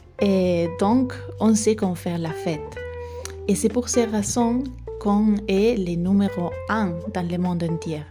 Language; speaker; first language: French; non-native, learner; Spanish